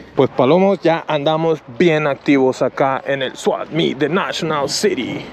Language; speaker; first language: Spanish; native; Spanish